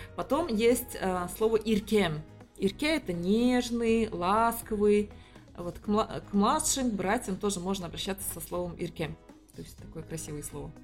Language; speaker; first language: Russian; non-native, local second language; Tatar